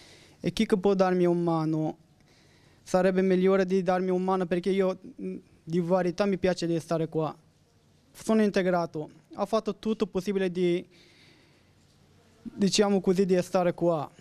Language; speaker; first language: Italian; non-native, learner; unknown